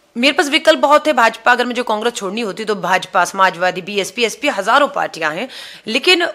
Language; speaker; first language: Hindi; native; Hindi